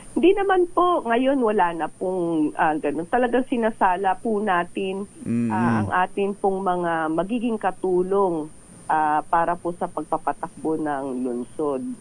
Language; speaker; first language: Filipino; native; Filipino